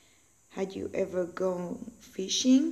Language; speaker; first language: English; non-native, learner; Spanish